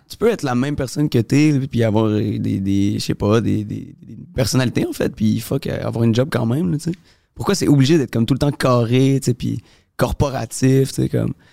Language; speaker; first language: French; native; French